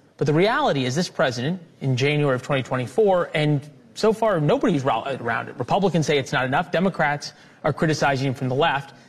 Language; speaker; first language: English; native; English